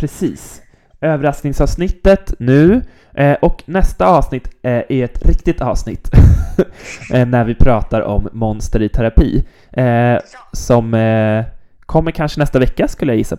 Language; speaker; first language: Swedish; native; Swedish